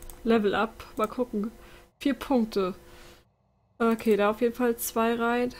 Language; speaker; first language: German; native; German